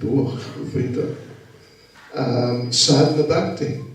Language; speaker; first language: Russian; non-native, learner; English